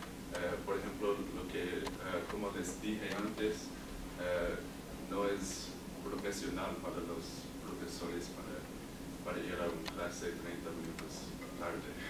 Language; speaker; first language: Spanish; non-native, learner; English